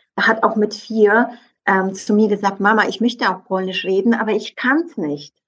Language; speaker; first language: German; non-native, fluent; Polish